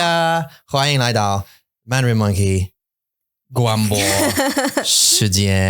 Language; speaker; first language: Chinese; non-native, learner; English